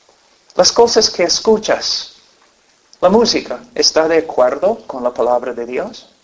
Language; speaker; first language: Spanish; non-native, fluent; English